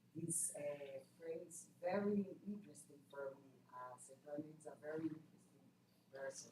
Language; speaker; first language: English; non-native, learner; Portuguese